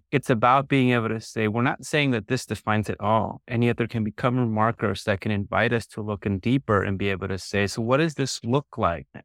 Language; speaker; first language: English; early bilingual, other home language; Spanish